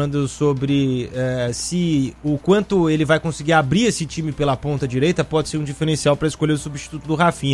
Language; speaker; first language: Portuguese; native; Portuguese